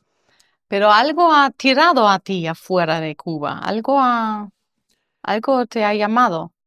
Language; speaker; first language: Spanish; non-native, learner; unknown